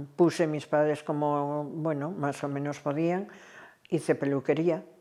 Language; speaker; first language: Spanish; native; Spanish